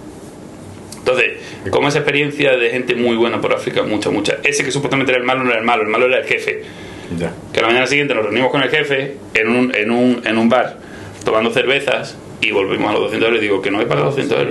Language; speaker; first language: Spanish; native; Spanish